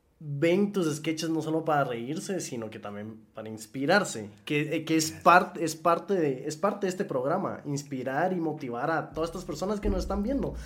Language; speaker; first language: Spanish; native; Spanish